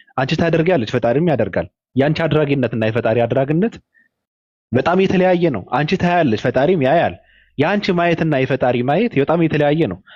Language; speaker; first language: Amharic; native; Amharic